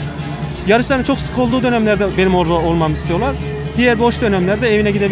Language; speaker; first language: Turkish; native; Turkish